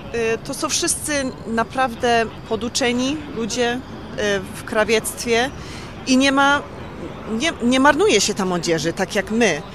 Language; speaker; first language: Polish; early bilingual, heritage; Polish